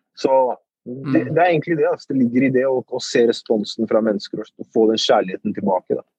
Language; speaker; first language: Norwegian; early bilingual, other home language; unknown